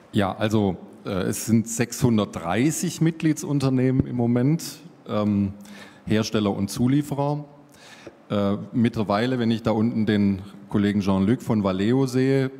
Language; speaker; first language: German; native; German